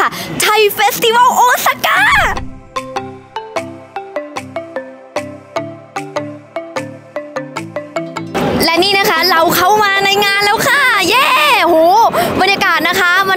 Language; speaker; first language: Thai; native; Thai